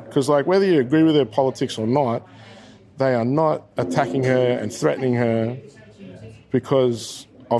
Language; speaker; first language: English; native; English